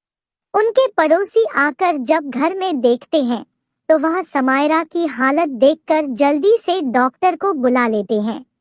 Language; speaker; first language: Hindi; native; Hindi